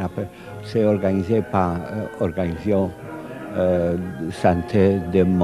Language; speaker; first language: French; non-native, fluent; Polish